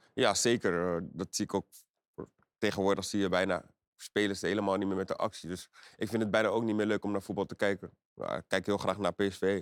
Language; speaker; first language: Dutch; native; Dutch